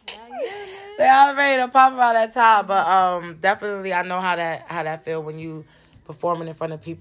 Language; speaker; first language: English; early bilingual, other home language; Spanish